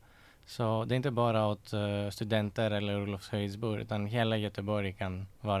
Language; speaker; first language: Swedish; non-native, fluent; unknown